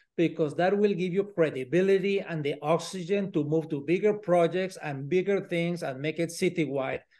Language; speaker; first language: English; non-native, fluent; Spanish